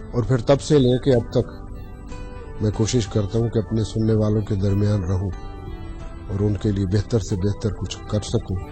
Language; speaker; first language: Urdu; non-native, local second language; Saraiki